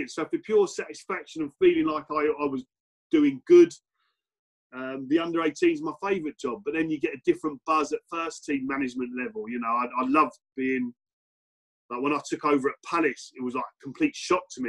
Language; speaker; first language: English; native; English